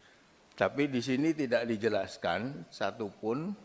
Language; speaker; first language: Indonesian; native; Indonesian